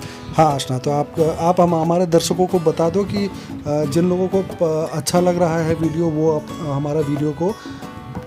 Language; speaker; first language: Hindi; native; Hindi